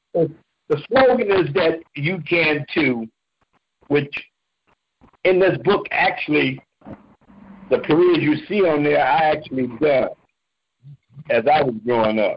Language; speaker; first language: English; native; English